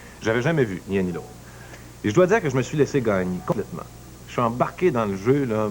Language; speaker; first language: French; native; French